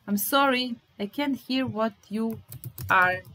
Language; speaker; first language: English; non-native, fluent; Serbian